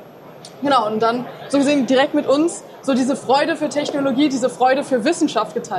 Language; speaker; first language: German; native; German